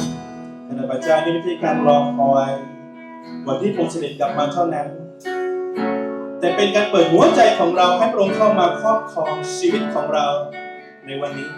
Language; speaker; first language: Thai; native; Thai